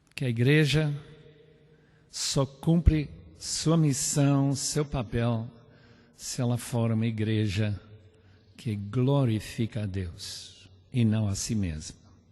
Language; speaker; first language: Portuguese; non-native, fluent; English